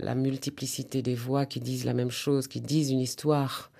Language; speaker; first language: French; native; French